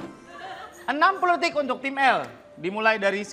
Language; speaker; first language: Indonesian; native; Indonesian